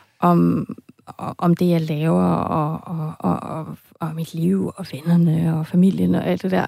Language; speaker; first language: Danish; early bilingual, heritage; Danish